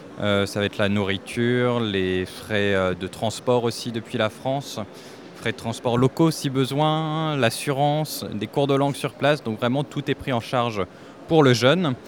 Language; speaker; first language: French; native; French